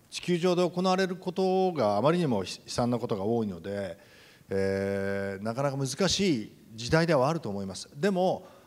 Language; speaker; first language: Japanese; native; Japanese